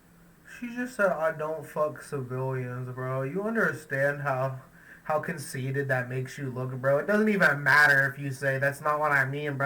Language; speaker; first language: English; native; English